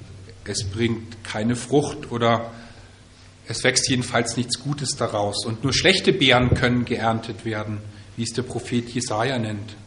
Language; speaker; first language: German; native; German